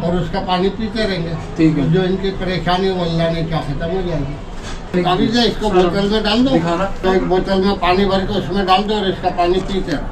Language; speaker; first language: Hindi; native; Hindi